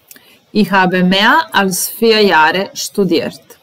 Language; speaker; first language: German; non-native, fluent; Serbian